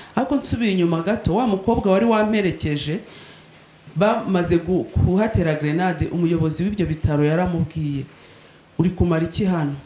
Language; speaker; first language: Kinyarwanda; native; Kinyarwanda